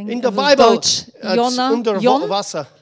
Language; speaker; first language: German; non-native, learner; Bulgarian